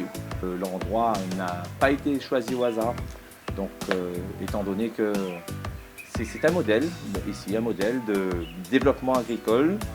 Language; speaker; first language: French; native; French